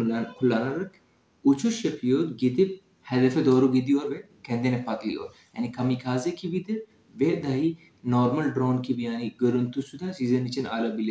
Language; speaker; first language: Turkish; non-native, fluent; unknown